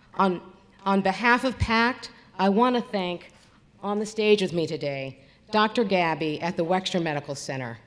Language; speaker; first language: English; native; English